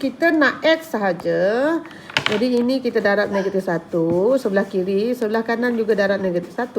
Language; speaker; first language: Malay; native; Malay